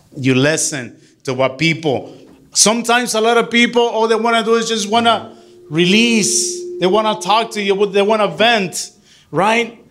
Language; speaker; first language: English; early bilingual, other home language; Spanish